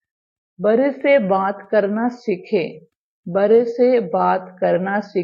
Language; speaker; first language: Hindi; non-native, fluent; Bangla